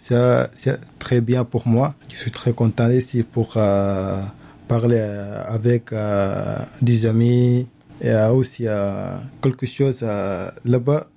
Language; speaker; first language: French; non-native, learner; Arabic